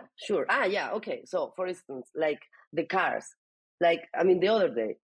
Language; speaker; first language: English; non-native, fluent; Spanish